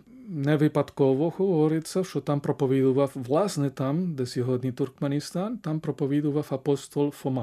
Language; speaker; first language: Ukrainian; non-native, fluent; Spanish